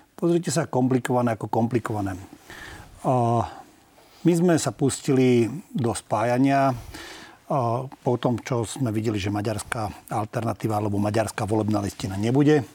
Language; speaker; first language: Slovak; non-native, local second language; Hungarian